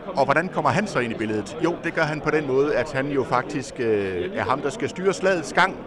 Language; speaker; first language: Danish; native; Danish